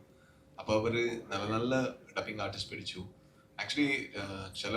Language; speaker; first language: Malayalam; non-native, local second language; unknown